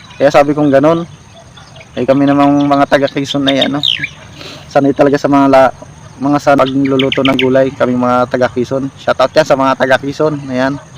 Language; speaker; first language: Filipino; native; Filipino